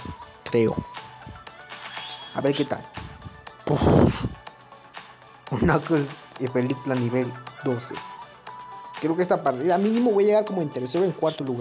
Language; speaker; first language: Spanish; native; Spanish